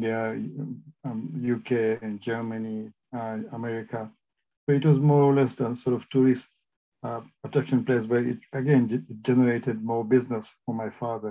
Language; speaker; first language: English; non-native, local second language; Gujarati